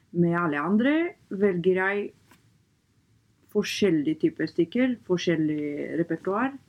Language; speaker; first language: Norwegian; non-native, fluent; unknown